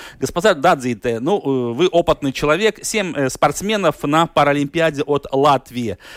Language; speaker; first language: Russian; native; Russian